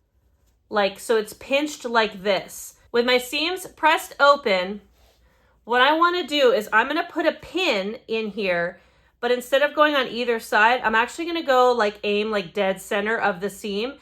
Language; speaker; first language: English; native; English